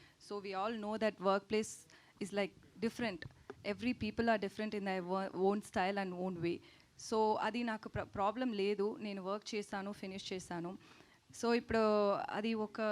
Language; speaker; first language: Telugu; non-native, learner; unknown